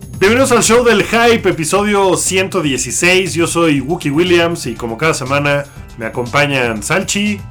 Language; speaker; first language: Spanish; native; Spanish